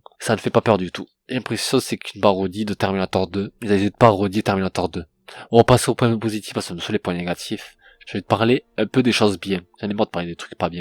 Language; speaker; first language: French; native; French